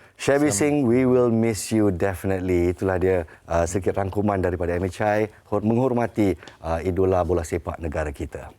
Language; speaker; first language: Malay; native; Malay